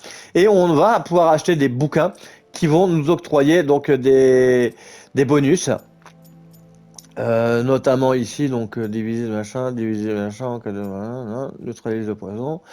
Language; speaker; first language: French; native; French